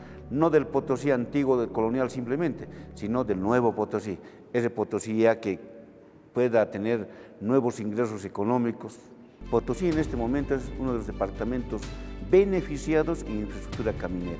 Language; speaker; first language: Spanish; native; Spanish